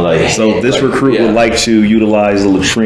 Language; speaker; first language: English; native; English